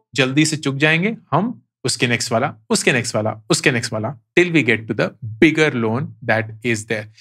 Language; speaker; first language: Hindi; native; Hindi